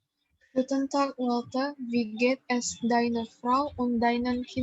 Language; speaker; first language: German; non-native, learner; Indonesian